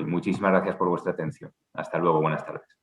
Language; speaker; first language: Spanish; native; Spanish